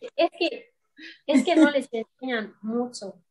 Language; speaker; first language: Spanish; non-native, local second language; Fang